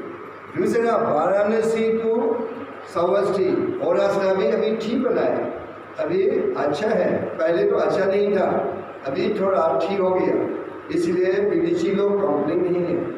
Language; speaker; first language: Hindi; non-native, fluent; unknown